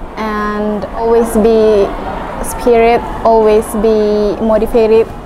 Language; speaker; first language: English; non-native, fluent; Indonesian